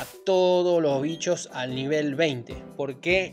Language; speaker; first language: Spanish; native; Spanish